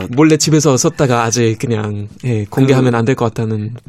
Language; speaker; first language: Korean; non-native, fluent; German